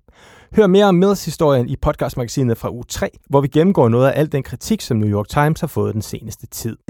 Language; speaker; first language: Danish; native; Danish